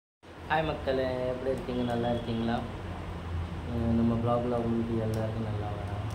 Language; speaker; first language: Tamil; non-native, fluent; Hindi